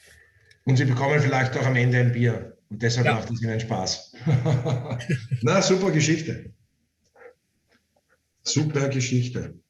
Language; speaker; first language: German; native; German